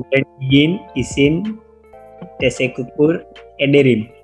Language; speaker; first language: Turkish; non-native, learner; Gujarati